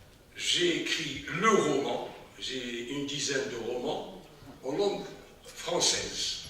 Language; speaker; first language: French; non-native, local second language; Arabic